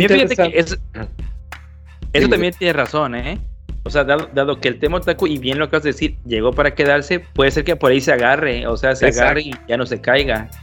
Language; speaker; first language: Spanish; native; Spanish